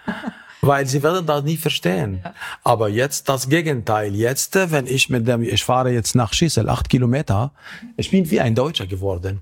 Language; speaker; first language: German; non-native, learner; Arabic